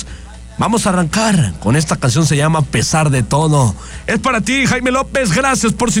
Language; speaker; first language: Spanish; native; Spanish